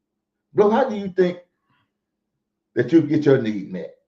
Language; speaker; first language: English; native; English